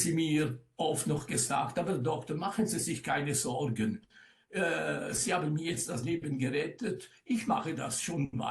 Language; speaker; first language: German; non-native, local second language; Italian